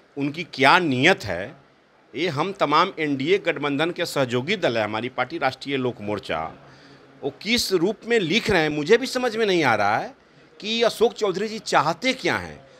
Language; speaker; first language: Hindi; native; Hindi